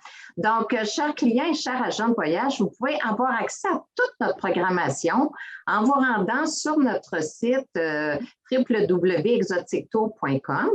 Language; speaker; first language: French; native; French